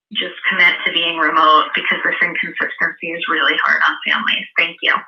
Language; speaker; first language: English; native; English